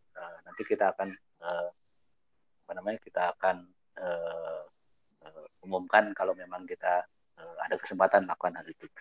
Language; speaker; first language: Indonesian; native; Indonesian